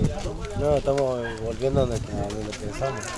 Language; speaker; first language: Spanish; native; Spanish